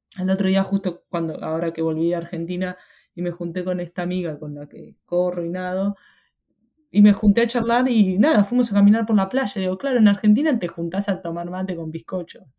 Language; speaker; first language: Spanish; native; Spanish